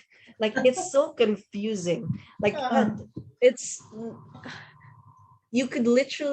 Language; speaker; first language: English; non-native, fluent; Indonesian